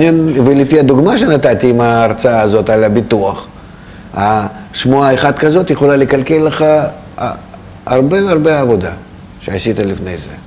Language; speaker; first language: Hebrew; non-native, fluent; Russian